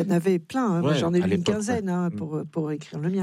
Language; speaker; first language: French; native; French